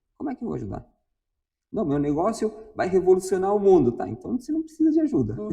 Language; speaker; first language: Portuguese; non-native, fluent; Spanish